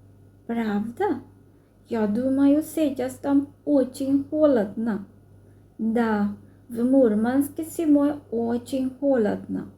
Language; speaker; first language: Russian; non-native, fluent; Sinhala